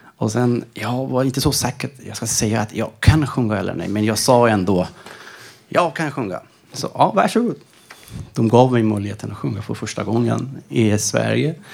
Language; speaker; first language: Swedish; non-native, fluent; Persian